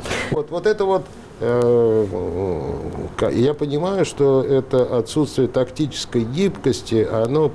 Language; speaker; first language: Russian; native; Russian